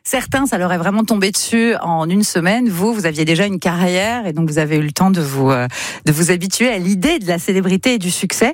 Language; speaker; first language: French; native; French